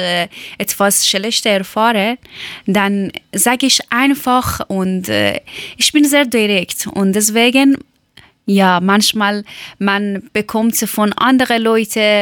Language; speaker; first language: German; non-native, learner; Persian